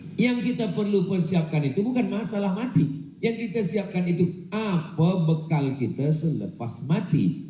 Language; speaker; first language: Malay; non-native, local second language; Minangkabau